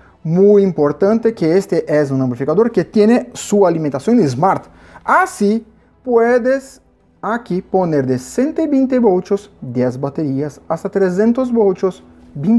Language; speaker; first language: Spanish; non-native, fluent; Portuguese